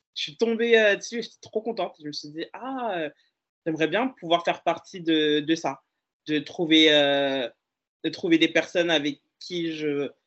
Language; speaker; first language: French; native; French